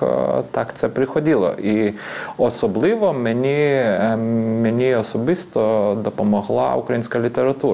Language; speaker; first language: Ukrainian; non-native, fluent; Lithuanian